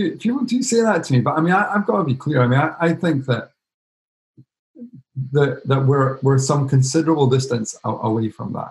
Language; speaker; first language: English; native; English